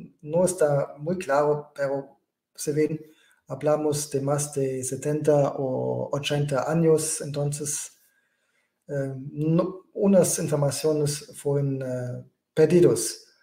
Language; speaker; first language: Spanish; non-native, fluent; German